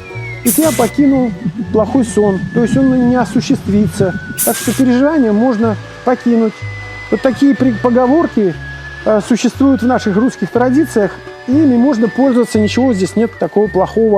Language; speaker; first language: Russian; native; Russian